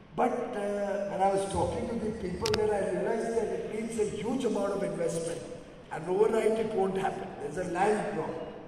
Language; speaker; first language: English; non-native, local second language; Hindi